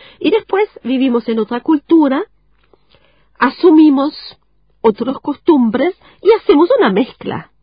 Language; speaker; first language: Spanish; non-native, fluent; German